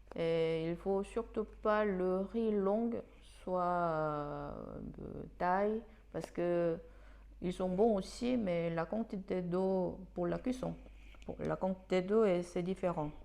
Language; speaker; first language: French; non-native, fluent; Korean